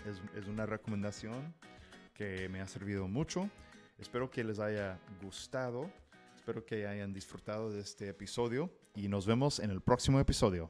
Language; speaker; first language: Spanish; non-native, fluent; English